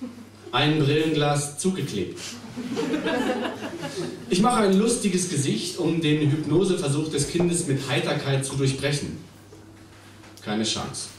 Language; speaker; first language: German; native; German